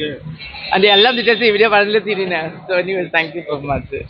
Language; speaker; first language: Malayalam; non-native, local second language; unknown